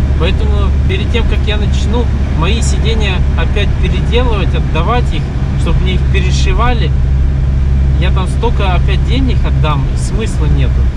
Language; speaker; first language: Russian; early bilingual, heritage; Russian